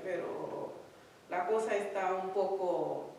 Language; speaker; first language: Spanish; non-native, learner; Fula